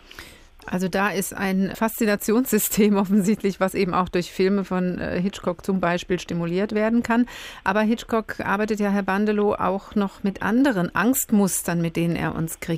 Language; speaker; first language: German; native; German